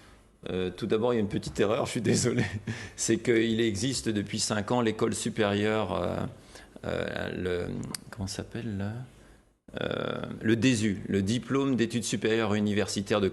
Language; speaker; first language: French; native; French